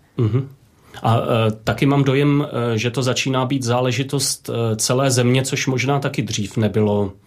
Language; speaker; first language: Czech; native; Czech